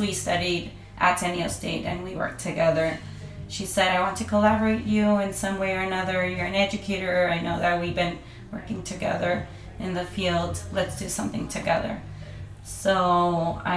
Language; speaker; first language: English; non-native, fluent; Spanish